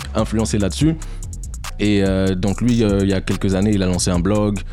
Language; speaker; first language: French; non-native, local second language; Baoulé